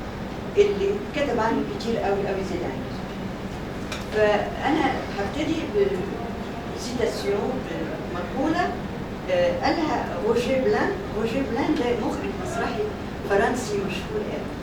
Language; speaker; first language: Arabic; native; Arabic